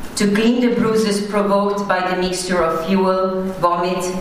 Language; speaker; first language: English; non-native, fluent; Italian